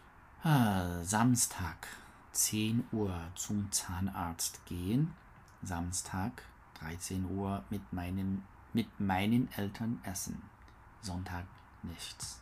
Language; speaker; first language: German; non-native, learner; English